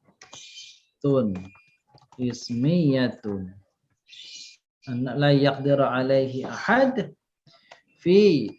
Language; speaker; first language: Arabic; non-native, fluent; Indonesian